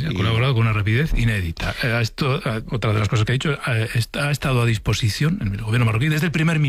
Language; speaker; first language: Spanish; native; Spanish